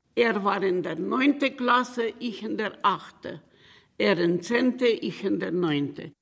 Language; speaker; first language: German; non-native, learner; Ukrainian